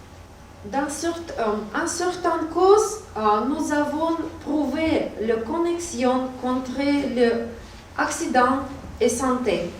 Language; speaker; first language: French; non-native, learner; Russian